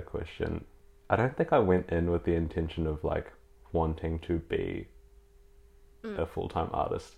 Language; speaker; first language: English; native; English